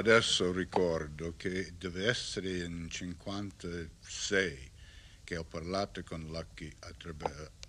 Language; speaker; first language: Italian; non-native, learner; English